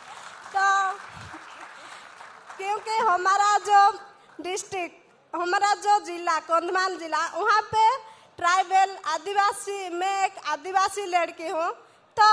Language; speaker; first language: Hindi; non-native, local second language; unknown